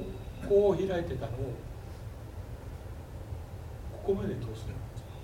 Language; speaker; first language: Japanese; native; Japanese